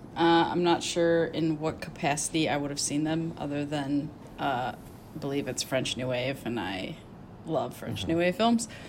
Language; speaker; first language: English; native; English